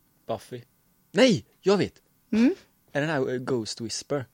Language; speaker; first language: Swedish; native; Swedish